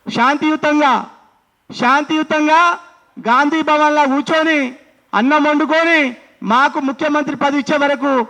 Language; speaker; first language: Telugu; non-native, local second language; Lambadi